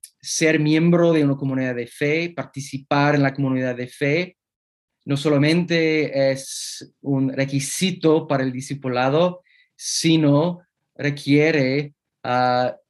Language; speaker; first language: Spanish; non-native, fluent; English